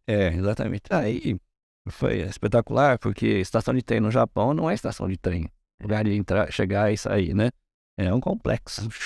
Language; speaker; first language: Portuguese; early bilingual, other home language; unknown